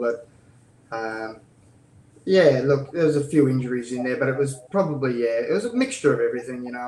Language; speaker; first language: English; native; English